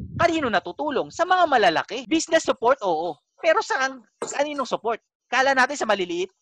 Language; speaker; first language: Filipino; native; Filipino